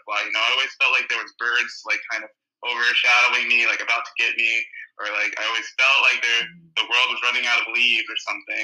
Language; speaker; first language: English; native; English